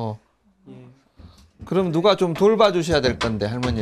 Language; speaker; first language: Korean; native; Korean